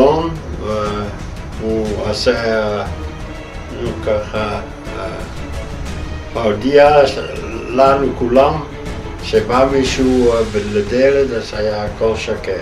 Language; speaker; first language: Hebrew; non-native, fluent; Dutch